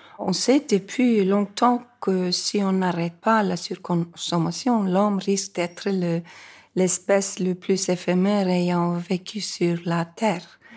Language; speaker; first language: French; non-native, fluent; Icelandic